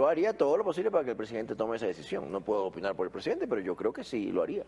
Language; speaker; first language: Spanish; native; Spanish